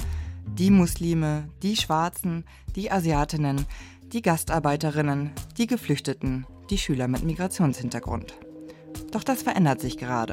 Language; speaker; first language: German; native; German